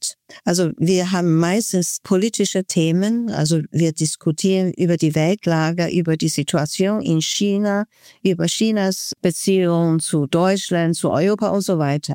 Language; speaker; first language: German; non-native, fluent; Chinese